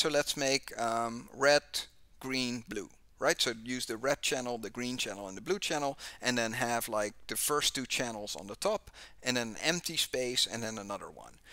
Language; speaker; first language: English; non-native, fluent; Dutch